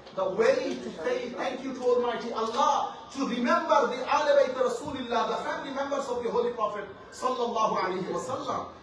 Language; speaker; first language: English; non-native, local second language; Bangla